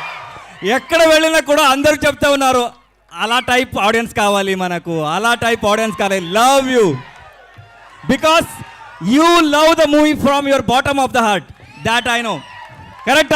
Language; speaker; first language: Telugu; non-native, learner; Kannada